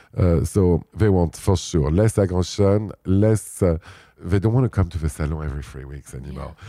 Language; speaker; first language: English; non-native, fluent; French